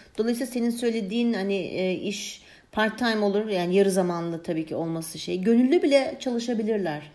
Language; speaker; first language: Turkish; early bilingual, heritage; Turkish